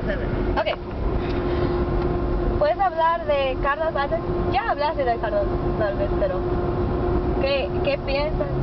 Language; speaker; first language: Spanish; non-native, learner; English